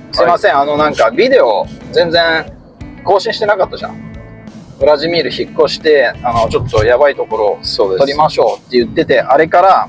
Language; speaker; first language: Japanese; native; Japanese